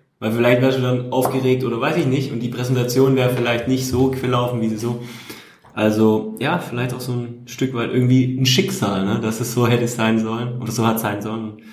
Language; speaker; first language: German; native; German